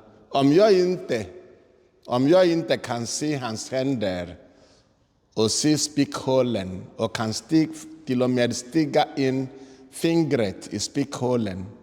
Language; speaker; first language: Swedish; non-native, fluent; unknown